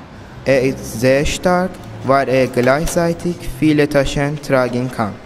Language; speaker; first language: German; non-native, learner; Turkish